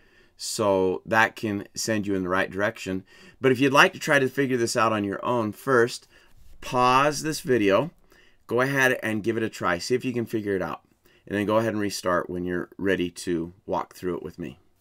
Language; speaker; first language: English; native; English